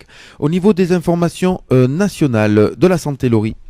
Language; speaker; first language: French; native; French